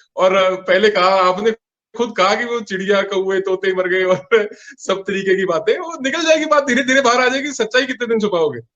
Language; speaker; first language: Hindi; non-native, local second language; Punjabi